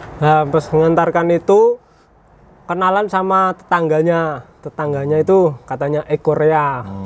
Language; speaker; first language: Indonesian; non-native, local second language; Javanese